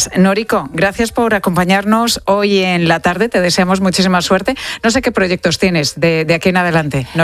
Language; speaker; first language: Spanish; native; Spanish